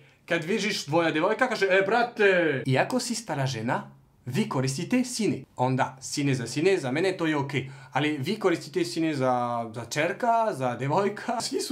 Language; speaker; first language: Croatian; non-native, learner; French